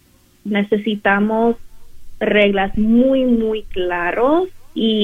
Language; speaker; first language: Spanish; non-native, learner; English